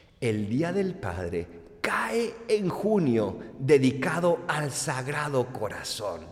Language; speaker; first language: Spanish; native; Spanish